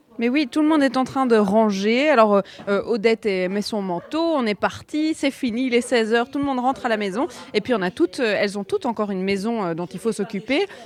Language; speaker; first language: French; native; French